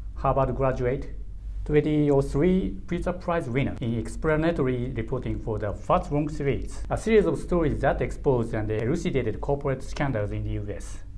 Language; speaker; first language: English; non-native, fluent; Japanese